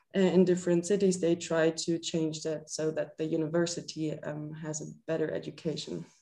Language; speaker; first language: English; non-native, fluent; German